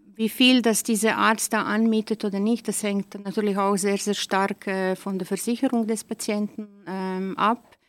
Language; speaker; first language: German; native; German